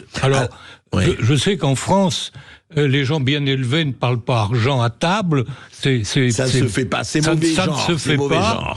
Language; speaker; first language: French; native; French